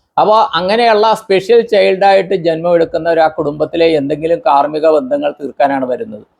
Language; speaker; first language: Malayalam; non-native, local second language; Konkani